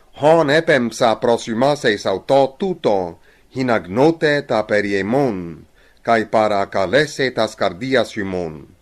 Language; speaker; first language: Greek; non-native, learner; English